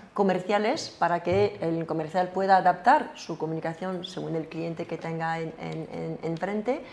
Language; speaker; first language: Spanish; non-native, fluent; French